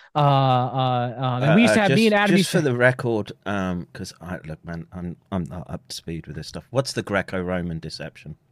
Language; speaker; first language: English; native; English